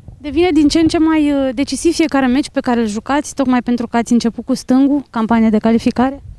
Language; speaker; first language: Romanian; native; Romanian